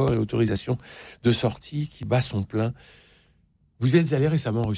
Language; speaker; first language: French; native; French